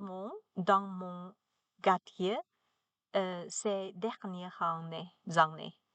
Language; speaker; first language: French; non-native, learner; Chinese